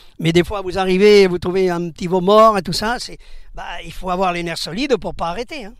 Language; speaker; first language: French; early bilingual, other home language; Spanish